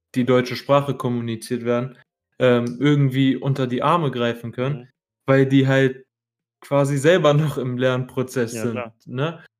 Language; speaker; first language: German; early bilingual, other home language; Arabic